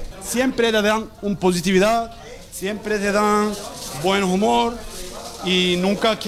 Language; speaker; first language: Spanish; non-native, learner; Turkish